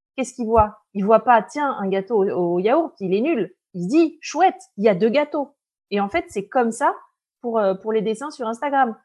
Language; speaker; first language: French; native; French